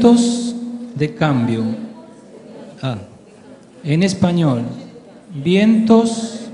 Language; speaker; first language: Spanish; non-native, local second language; Portuguese